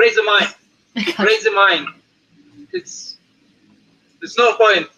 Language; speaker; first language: English; non-native, fluent; Russian